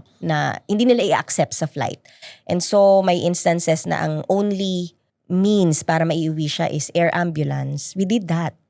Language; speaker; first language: Filipino; native; Filipino